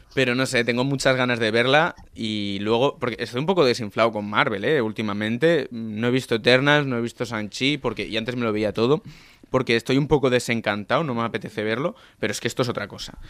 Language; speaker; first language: Spanish; non-native, local second language; Catalan